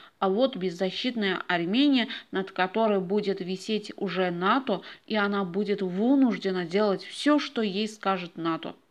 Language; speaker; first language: Russian; non-native, local second language; Azerbaijani